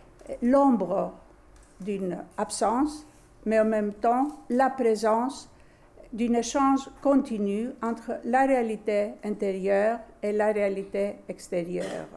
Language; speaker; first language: French; non-native, fluent; Greek